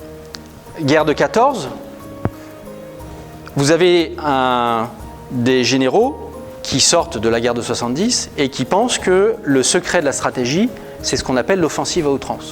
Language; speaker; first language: French; native; French